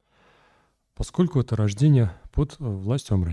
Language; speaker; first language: Russian; native; Russian